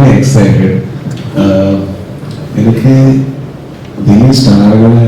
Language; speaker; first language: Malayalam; non-native, learner; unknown